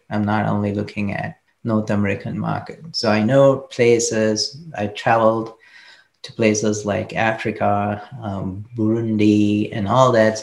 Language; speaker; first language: English; non-native, local second language; Sinhala